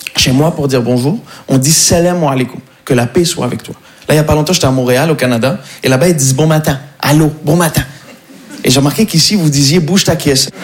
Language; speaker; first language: French; native; French